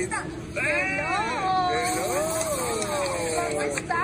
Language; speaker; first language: Spanish; native; Spanish